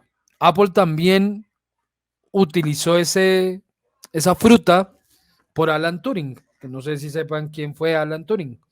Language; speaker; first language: Spanish; native; Spanish